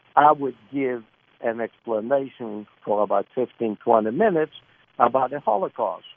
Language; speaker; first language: English; early bilingual, other home language; Lithuanian